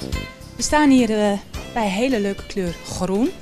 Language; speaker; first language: Dutch; native; Dutch